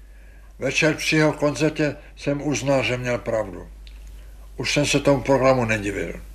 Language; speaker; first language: Czech; native; Czech